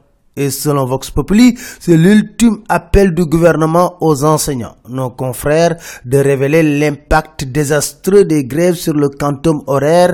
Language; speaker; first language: French; non-native, local second language; Wolof